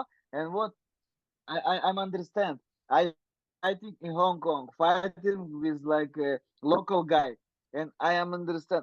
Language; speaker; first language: English; non-native, learner; Russian